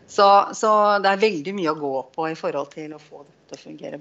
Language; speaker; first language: Norwegian; native; Norwegian